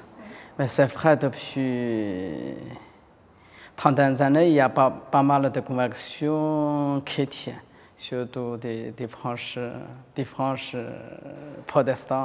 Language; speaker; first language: French; non-native, fluent; Chinese